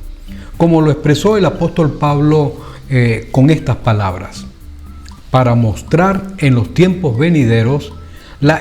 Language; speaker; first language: Spanish; native; Spanish